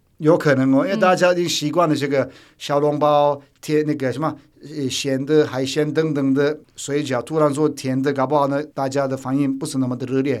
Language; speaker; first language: Chinese; non-native, fluent; Turkish